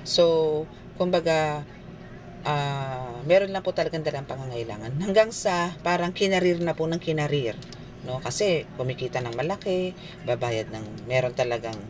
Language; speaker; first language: Filipino; native; Filipino